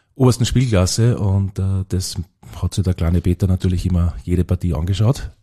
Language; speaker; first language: German; native; German